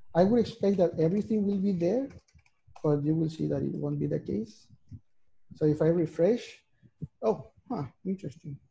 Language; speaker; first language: English; non-native, fluent; Spanish